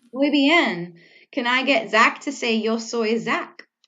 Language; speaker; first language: Spanish; non-native, learner; English